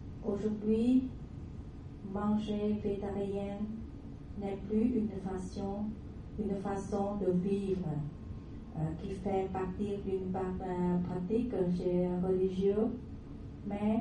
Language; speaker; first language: French; non-native, learner; Vietnamese